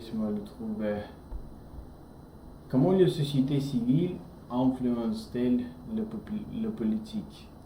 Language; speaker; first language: French; non-native, learner; English